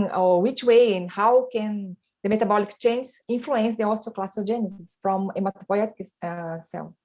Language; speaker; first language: English; non-native, fluent; Portuguese